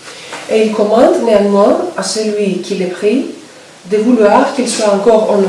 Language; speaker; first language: French; non-native, fluent; Greek